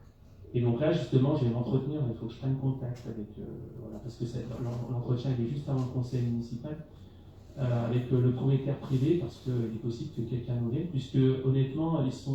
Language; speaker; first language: French; native; French